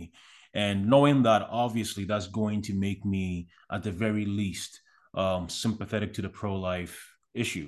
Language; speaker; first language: English; early bilingual, other home language; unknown